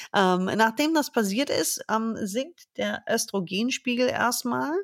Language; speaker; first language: German; non-native, fluent; English